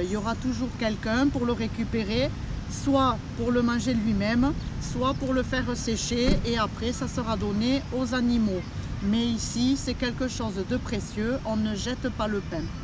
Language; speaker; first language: French; native; French